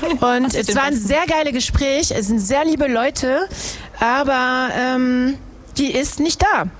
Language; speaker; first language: German; non-native, fluent; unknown